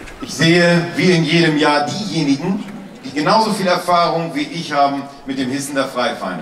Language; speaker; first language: German; native; German